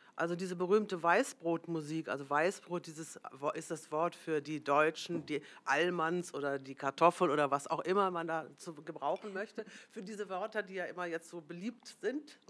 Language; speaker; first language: German; native; German